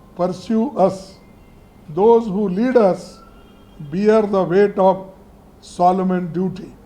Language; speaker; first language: English; non-native, local second language; Kannada